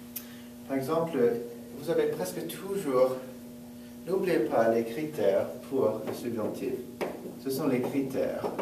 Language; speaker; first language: French; non-native, fluent; English